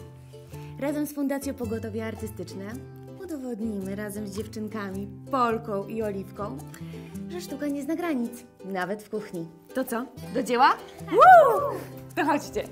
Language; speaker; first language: Polish; native; Polish